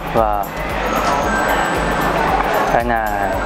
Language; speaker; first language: Vietnamese; non-native, learner; Korean